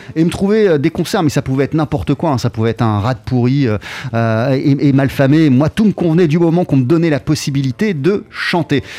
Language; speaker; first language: French; native; French